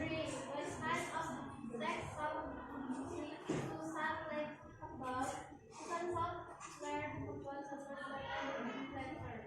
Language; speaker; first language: English; non-native, learner; Indonesian